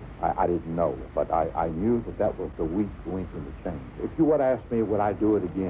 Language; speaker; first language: English; native; English